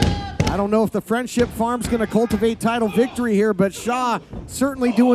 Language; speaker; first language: English; native; English